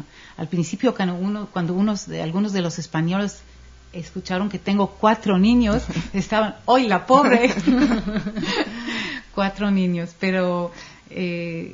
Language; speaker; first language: Spanish; non-native, fluent; Hebrew